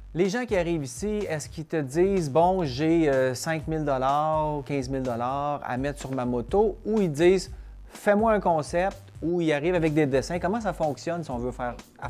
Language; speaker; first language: French; native; French